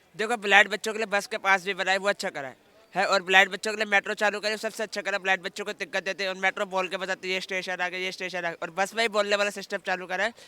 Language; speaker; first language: Hindi; native; Hindi